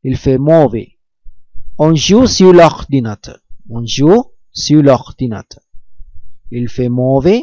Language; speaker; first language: French; non-native, fluent; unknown